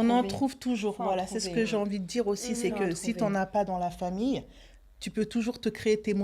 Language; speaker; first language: French; native; French